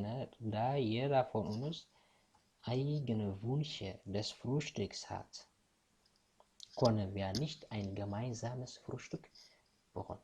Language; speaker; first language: German; non-native, fluent; Tigrinya